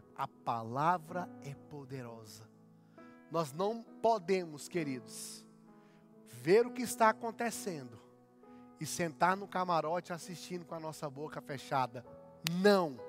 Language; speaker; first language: Portuguese; native; Portuguese